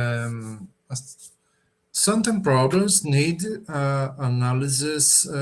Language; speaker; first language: English; non-native, learner; Portuguese